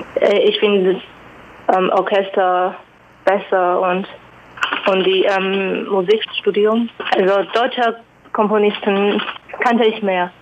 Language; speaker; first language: German; non-native, fluent; Chinese